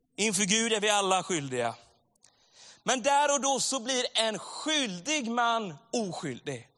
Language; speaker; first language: Swedish; native; Swedish